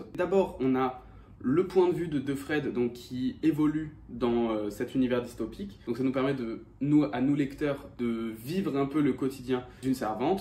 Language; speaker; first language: French; native; French